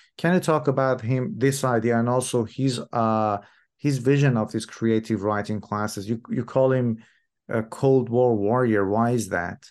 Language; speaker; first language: English; non-native, fluent; Persian